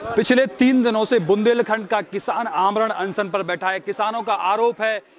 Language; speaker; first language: Hindi; native; Hindi